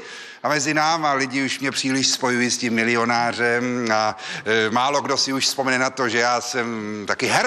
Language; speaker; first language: Czech; native; Czech